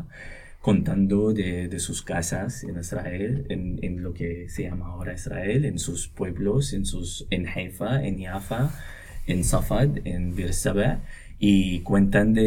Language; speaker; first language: Spanish; non-native, local second language; Arabic